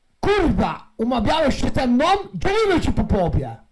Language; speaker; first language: Polish; native; Polish